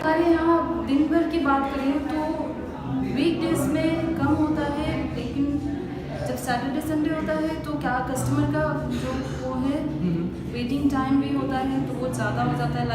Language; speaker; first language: Hindi; native; Hindi